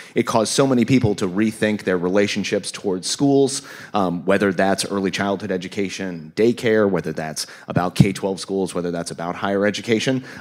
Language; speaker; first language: English; native; English